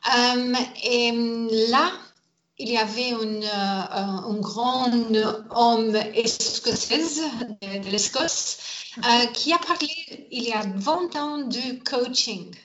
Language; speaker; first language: French; non-native, learner; English